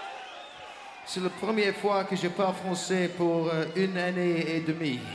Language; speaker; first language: French; non-native, learner; English